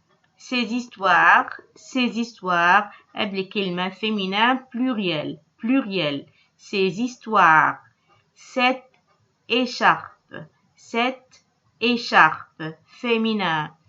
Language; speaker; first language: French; non-native, local second language; Arabic